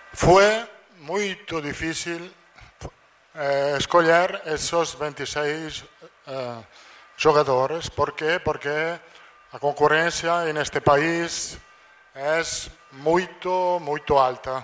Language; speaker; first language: Portuguese; non-native, learner; Italian